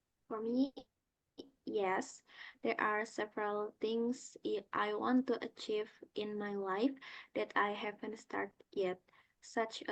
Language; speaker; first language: English; non-native, learner; Indonesian